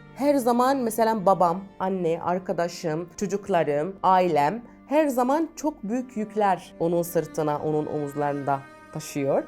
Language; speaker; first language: Turkish; non-native, fluent; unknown